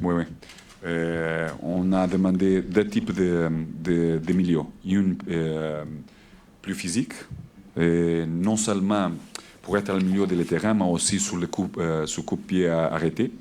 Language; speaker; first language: French; non-native, learner; Portuguese